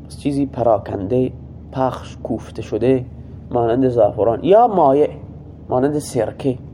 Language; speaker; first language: Persian; non-native, local second language; Baluchi